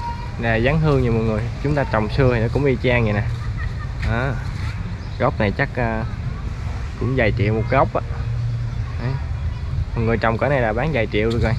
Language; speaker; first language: Vietnamese; native; Vietnamese